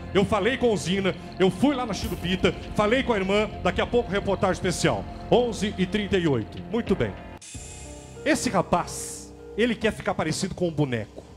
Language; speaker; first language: Portuguese; native; Portuguese